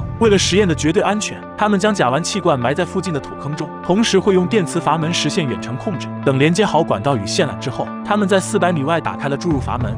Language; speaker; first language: Chinese; native; Chinese